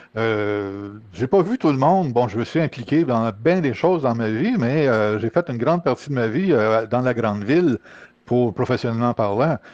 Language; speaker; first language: French; native; French